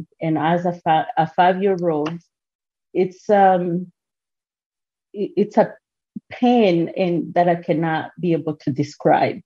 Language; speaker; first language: English; non-native, local second language; Kinyarwanda